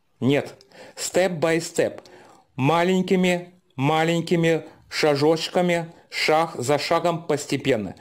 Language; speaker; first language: Russian; native; Russian